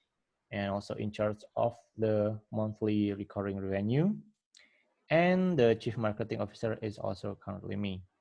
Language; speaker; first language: English; non-native, fluent; Indonesian